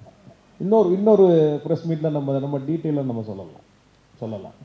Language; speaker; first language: Tamil; native; Tamil